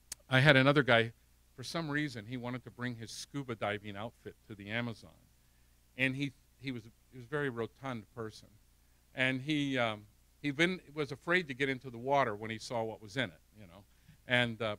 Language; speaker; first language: English; native; English